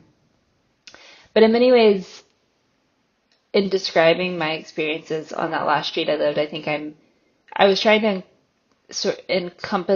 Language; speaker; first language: English; native; English